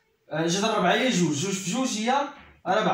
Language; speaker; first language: Arabic; native; Arabic